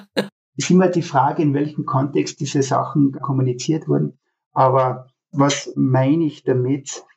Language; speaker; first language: German; native; German